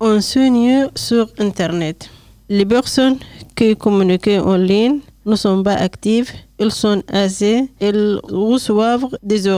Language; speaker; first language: French; non-native, learner; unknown